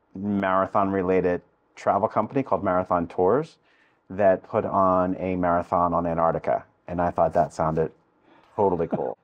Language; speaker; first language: English; native; English